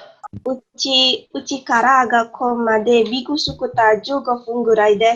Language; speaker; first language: Japanese; non-native, learner; Indonesian